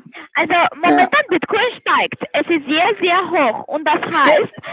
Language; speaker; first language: German; non-native, learner; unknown